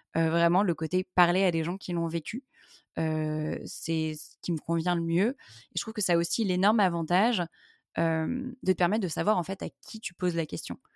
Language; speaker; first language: French; native; French